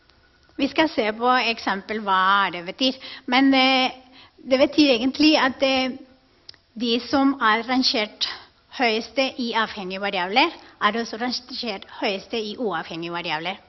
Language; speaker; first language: Norwegian; non-native, fluent; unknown